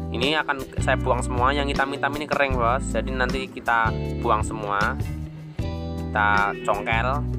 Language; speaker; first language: Indonesian; non-native, local second language; Javanese